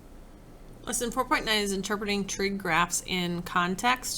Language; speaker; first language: English; native; English